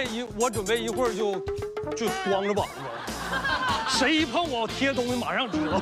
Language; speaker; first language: Chinese; native; Chinese